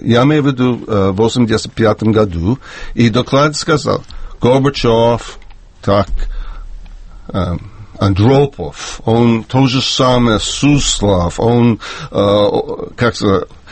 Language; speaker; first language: Russian; non-native, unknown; English